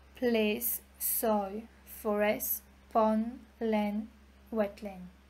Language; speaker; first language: French; non-native, local second language; Morisyen